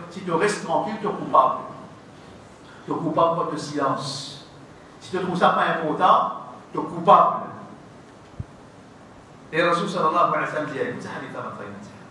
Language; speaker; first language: French; non-native, local second language; Morisyen